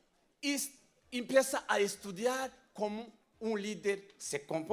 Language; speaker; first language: Spanish; non-native, learner; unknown